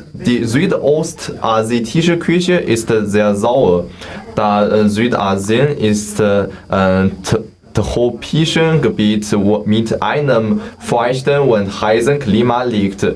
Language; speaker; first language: German; non-native, learner; Chinese